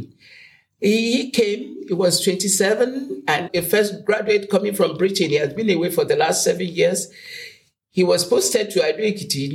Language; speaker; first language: English; non-native, local second language; Yoruba